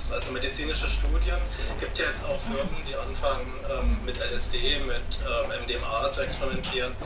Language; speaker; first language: German; native; German